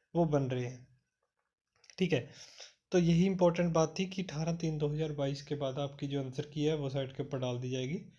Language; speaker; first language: Hindi; non-native, local second language; Punjabi